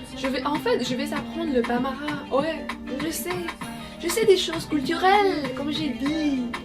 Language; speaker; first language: French; non-native, fluent; English